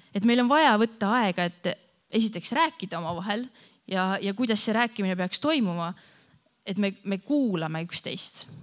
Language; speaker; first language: Estonian; native; Estonian